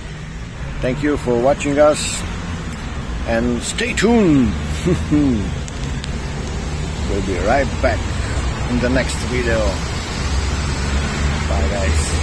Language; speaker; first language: English; non-native, learner; Romanian